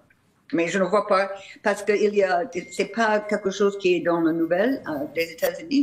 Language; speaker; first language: French; non-native, fluent; English